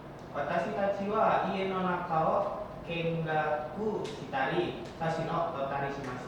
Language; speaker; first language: Japanese; non-native, learner; Indonesian